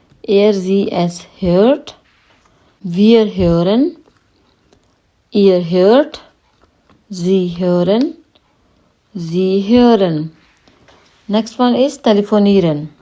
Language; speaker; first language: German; non-native, fluent; Hindi